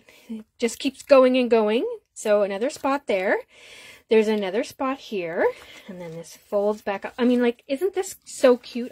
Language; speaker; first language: English; native; English